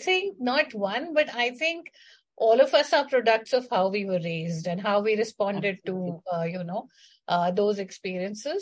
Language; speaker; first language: English; non-native, local second language; Hindi